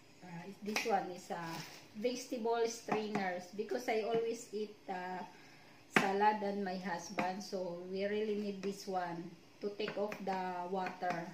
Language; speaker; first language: English; non-native, local second language; Filipino